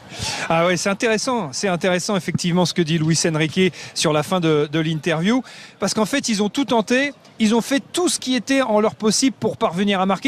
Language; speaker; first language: French; native; French